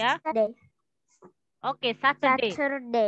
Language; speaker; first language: English; non-native, learner; Indonesian